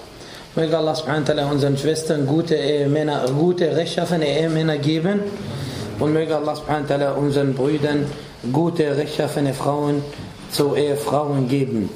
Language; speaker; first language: German; non-native, fluent; Arabic